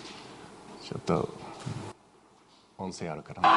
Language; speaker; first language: Japanese; non-native, fluent; English